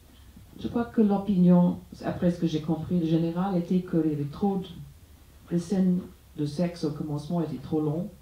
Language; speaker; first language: French; non-native, fluent; English